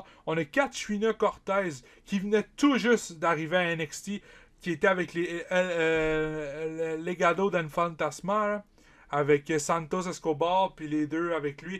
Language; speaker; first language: French; native; French